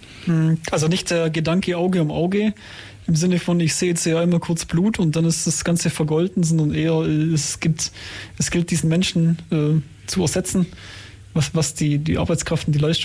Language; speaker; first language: German; native; German